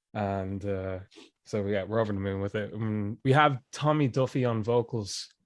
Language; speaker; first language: English; native; English